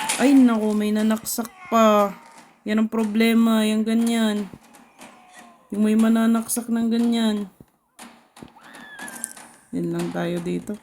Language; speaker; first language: Filipino; native; Filipino